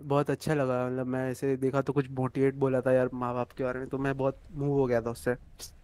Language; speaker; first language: Hindi; non-native, local second language; Malayalam